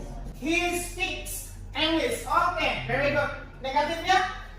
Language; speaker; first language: English; non-native, fluent; Indonesian